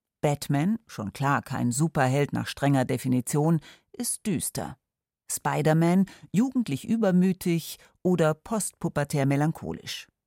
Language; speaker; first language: German; native; German